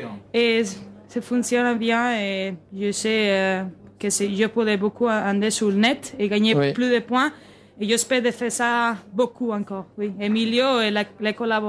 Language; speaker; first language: French; non-native, learner; Spanish